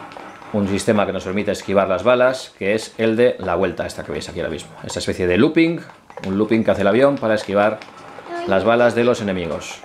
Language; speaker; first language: Spanish; native; Spanish